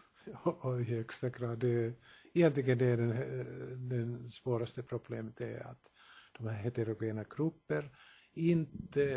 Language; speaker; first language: Swedish; non-native, local second language; Finnish